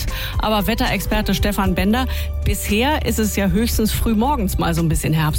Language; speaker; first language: German; native; German